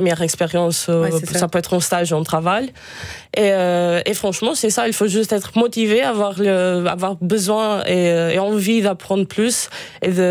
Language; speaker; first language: French; non-native, fluent; Portuguese